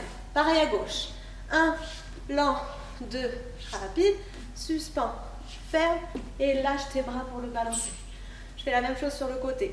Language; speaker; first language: French; native; French